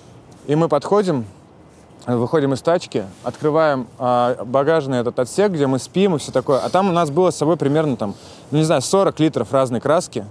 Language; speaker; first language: Russian; native; Russian